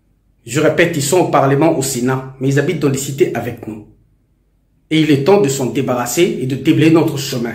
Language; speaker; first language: French; non-native, local second language; Lingala